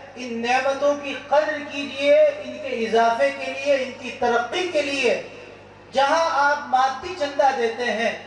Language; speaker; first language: Urdu; native; Urdu